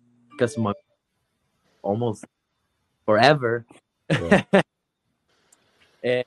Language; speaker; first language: English; non-native, fluent; Spanish